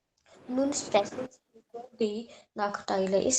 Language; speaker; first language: German; non-native, learner; Hindi